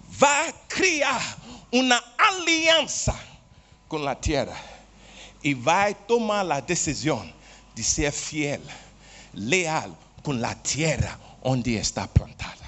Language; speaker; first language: Spanish; non-native, learner; Portuguese